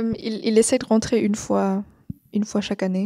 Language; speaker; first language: French; non-native, fluent; Vietnamese